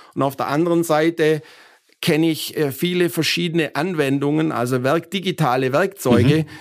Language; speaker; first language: German; native; German